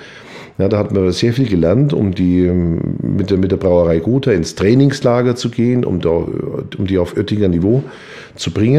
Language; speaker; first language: German; native; German